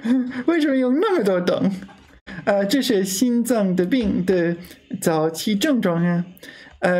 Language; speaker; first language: Chinese; non-native, learner; English